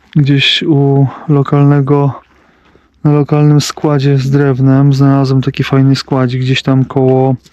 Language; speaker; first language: Polish; native; Polish